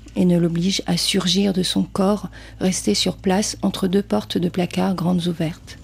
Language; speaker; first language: French; early bilingual, other home language; Vietnamese